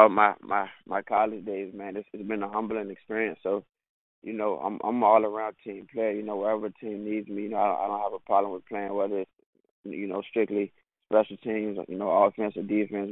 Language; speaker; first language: English; native; English